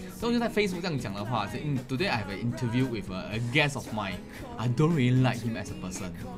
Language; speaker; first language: English; non-native, local second language; Chinese